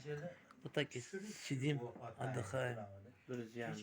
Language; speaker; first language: Russian; non-native, local second language; Uzbek